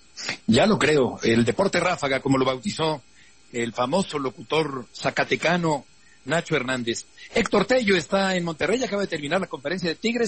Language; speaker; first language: Spanish; native; Spanish